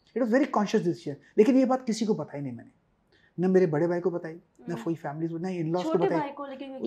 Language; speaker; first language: Hindi; non-native, local second language; Sindhi